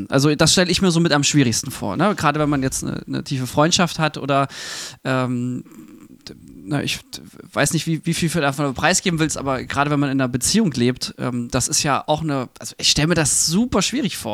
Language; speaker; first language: German; native; German